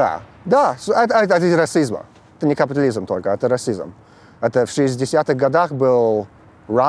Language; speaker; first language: Russian; early bilingual, heritage; English